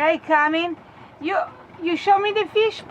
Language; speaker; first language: English; non-native, learner; Spanish